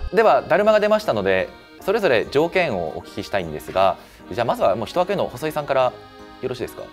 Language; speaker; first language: Japanese; native; Japanese